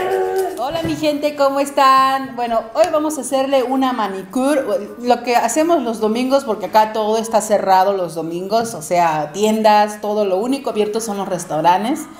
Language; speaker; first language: Spanish; native; Spanish